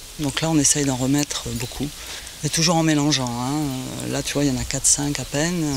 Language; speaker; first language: French; native; French